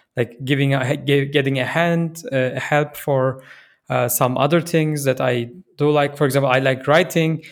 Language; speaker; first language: English; non-native, fluent; Turkish